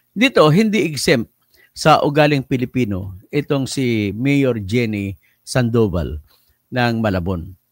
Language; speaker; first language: Filipino; native; Filipino